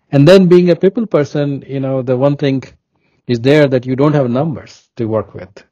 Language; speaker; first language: English; non-native, local second language; Hindi